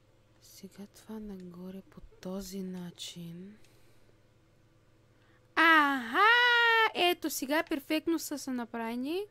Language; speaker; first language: Bulgarian; native; Bulgarian